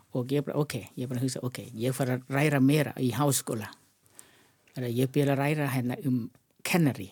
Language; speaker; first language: Icelandic; non-native, learner; Thai